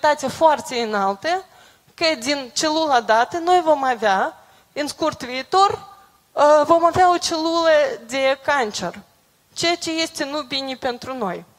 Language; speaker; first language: Romanian; non-native, local second language; Russian